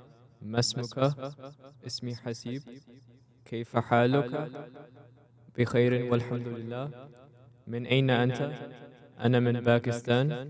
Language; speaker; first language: Arabic; non-native, learner; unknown